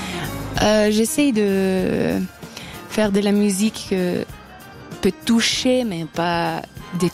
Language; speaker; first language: French; non-native, local second language; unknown